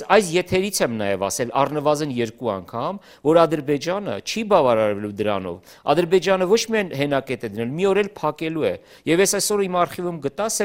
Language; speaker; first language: Armenian; native; Armenian